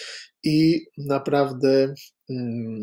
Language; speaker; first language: Polish; non-native, fluent; Catalan